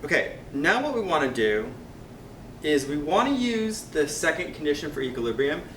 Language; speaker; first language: English; native; English